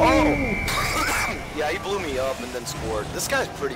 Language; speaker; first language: English; native; English